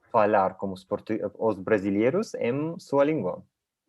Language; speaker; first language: Portuguese; non-native, learner; Russian